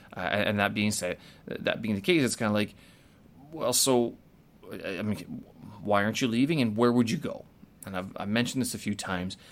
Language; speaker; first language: English; native; English